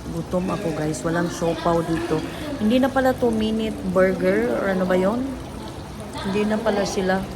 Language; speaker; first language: Filipino; non-native, local second language; Cebuano